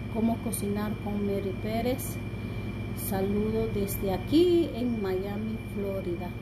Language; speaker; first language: Spanish; non-native, local second language; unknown